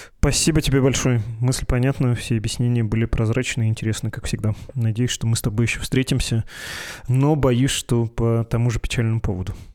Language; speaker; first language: Russian; native; Russian